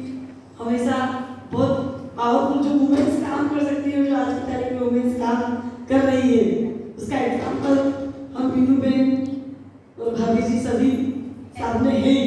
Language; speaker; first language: Hindi; non-native, local second language; Gujarati